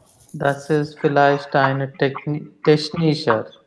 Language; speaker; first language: German; non-native, learner; Hindi